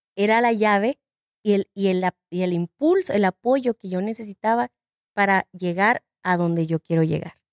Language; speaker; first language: Spanish; native; Spanish